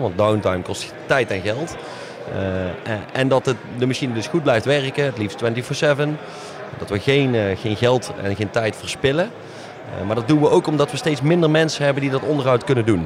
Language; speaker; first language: Dutch; native; Dutch